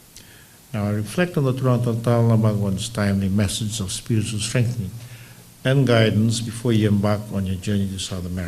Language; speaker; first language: English; non-native, local second language; Fijian